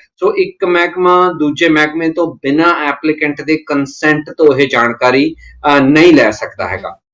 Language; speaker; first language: Punjabi; native; Punjabi